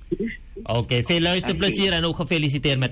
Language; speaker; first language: Dutch; native; Dutch